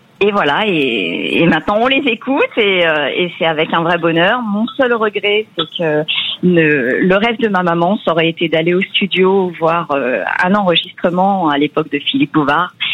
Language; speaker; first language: French; native; French